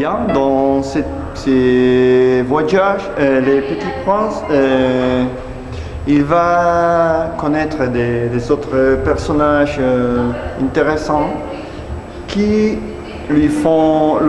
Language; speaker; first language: French; non-native, learner; Spanish